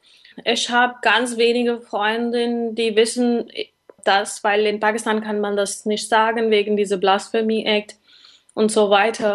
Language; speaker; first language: German; non-native, learner; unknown